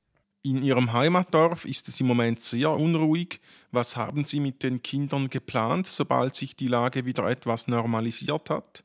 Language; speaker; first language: German; native; German